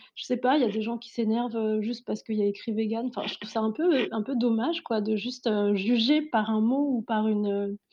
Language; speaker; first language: French; native; French